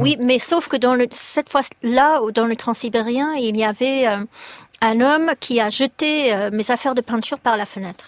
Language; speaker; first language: French; non-native, fluent; English